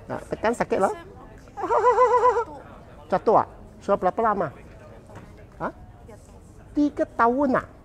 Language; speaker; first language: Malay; non-native, local second language; Cantonese